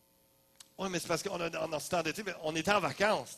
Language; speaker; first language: French; native; French